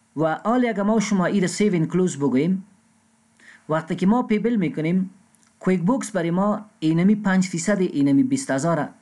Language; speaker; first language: Persian; non-native, local second language; Pashto